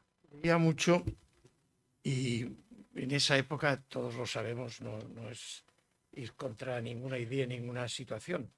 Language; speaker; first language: Spanish; native; Spanish